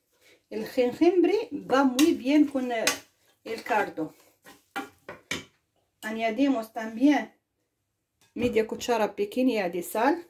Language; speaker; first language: Spanish; non-native, fluent; Arabic